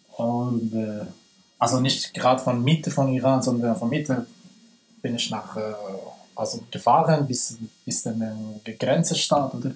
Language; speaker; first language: German; non-native, fluent; Persian